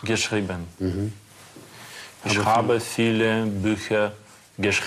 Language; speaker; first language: German; non-native, learner; Russian